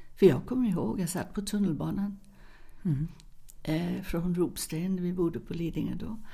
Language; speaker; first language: Swedish; non-native, fluent; English